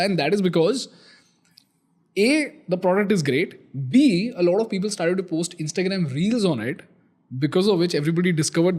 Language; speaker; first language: English; non-native, local second language; Hindi